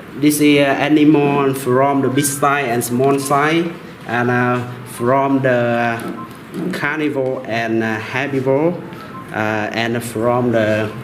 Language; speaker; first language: English; non-native, learner; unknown